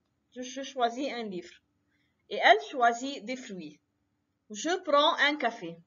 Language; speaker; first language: French; non-native, fluent; Arabic